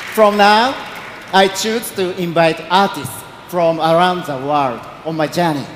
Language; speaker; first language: English; non-native, learner; Japanese